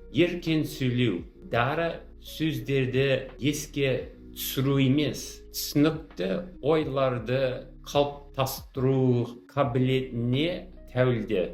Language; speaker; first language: Kazakh; non-native, fluent; English